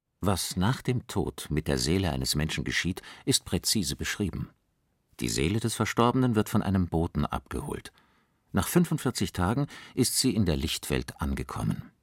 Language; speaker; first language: German; native; German